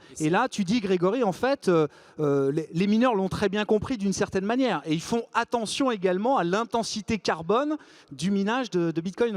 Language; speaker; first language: French; native; French